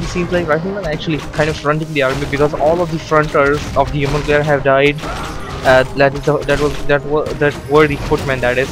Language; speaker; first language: English; non-native, fluent; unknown